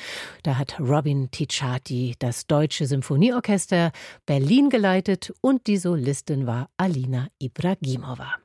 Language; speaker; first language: German; native; German